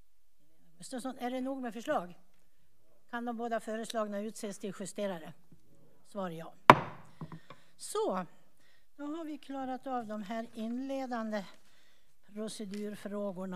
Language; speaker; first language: Swedish; native; Swedish